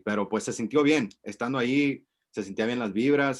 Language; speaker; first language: Spanish; early bilingual, other home language; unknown